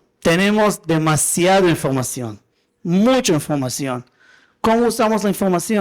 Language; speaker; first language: Spanish; non-native, fluent; Hebrew